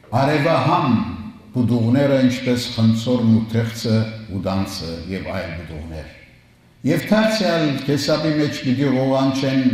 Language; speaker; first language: Armenian; early bilingual, heritage; Armenian